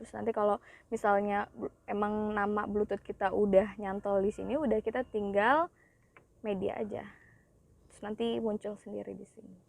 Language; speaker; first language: Indonesian; native; Indonesian